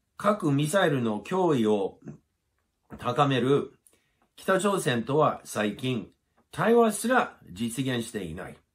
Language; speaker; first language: Japanese; non-native, fluent; English